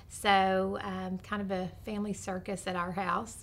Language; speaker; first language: English; native; English